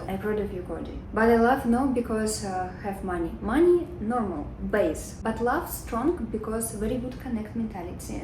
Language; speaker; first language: English; non-native, learner; Russian